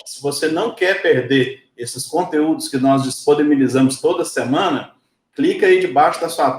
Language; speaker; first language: Portuguese; native; Portuguese